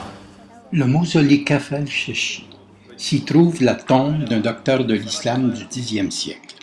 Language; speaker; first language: French; native; French